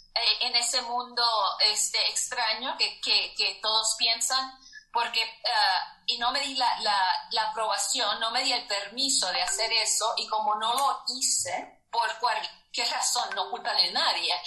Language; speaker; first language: Spanish; early bilingual, heritage; Spanish